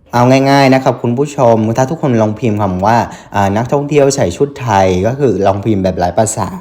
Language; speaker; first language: Thai; non-native, fluent; Vietnamese